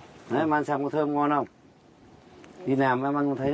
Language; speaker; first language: Vietnamese; native; Vietnamese